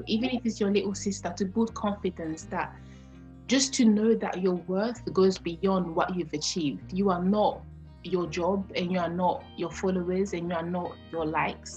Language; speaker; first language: English; non-native, fluent; French